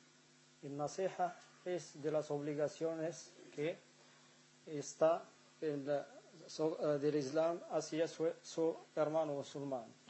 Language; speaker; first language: Spanish; non-native, fluent; Arabic